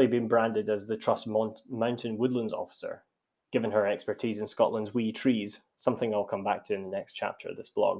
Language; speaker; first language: English; native; English